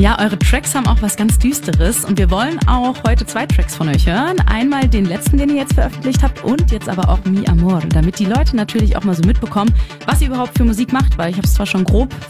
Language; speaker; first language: German; native; German